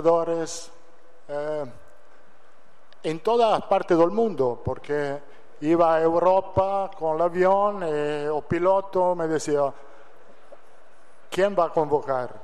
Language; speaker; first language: Portuguese; non-native, fluent; Italian